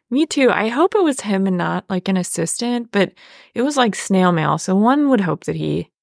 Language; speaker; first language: English; native; English